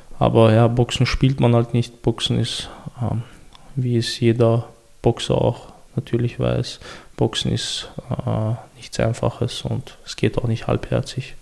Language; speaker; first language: German; early bilingual, other home language; Chechen